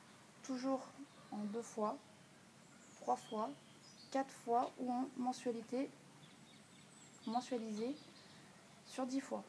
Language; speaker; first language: French; native; French